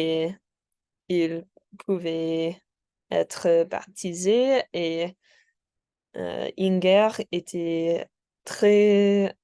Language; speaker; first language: French; non-native, learner; English